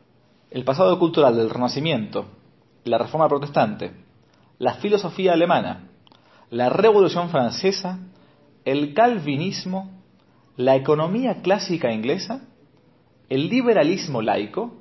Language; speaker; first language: Spanish; native; Spanish